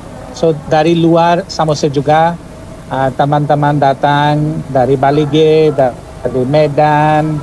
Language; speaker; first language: Indonesian; non-native, fluent; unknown